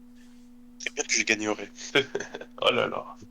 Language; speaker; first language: French; native; French